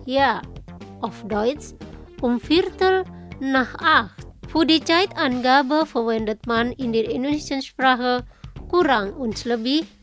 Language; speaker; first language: German; non-native, fluent; Indonesian